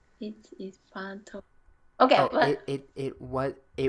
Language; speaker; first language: English; non-native, learner; Japanese